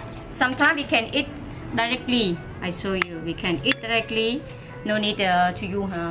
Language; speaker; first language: English; non-native, learner; Khmer